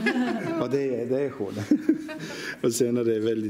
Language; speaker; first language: Swedish; non-native, learner; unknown